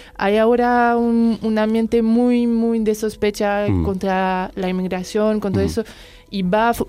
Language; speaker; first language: Spanish; non-native, fluent; French